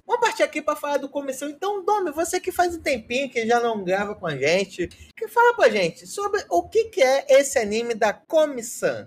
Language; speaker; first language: Portuguese; native; Portuguese